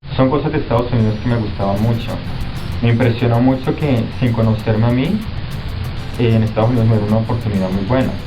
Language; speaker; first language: Spanish; native; Spanish